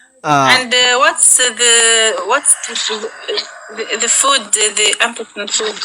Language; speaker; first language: English; non-native, learner; Arabic